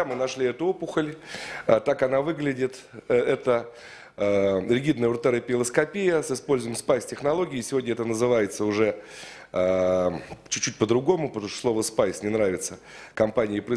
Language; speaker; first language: Russian; native; Russian